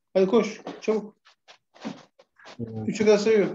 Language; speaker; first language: Turkish; native; Turkish